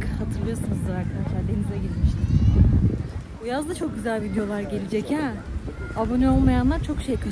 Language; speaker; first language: Turkish; native; Turkish